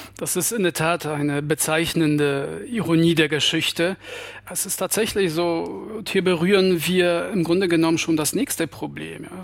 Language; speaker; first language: German; non-native, fluent; Polish